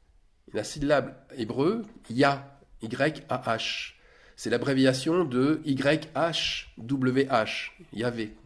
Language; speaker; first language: French; native; French